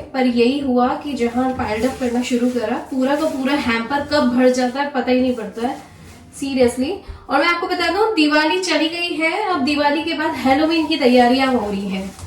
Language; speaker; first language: Hindi; native; Hindi